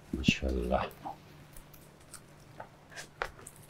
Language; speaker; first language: Indonesian; non-native, learner; Spanish